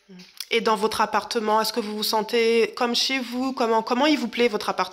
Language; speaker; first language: French; native; French